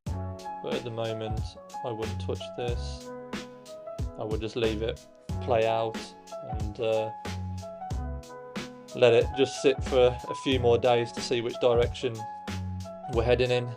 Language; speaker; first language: English; native; English